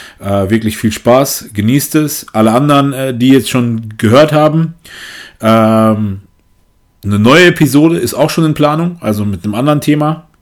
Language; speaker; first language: German; native; German